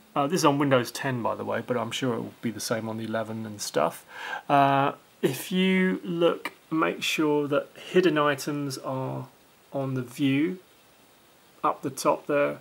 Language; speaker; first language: English; native; English